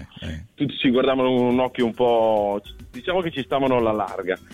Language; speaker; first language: Italian; native; Italian